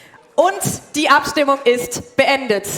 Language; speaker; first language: German; native; German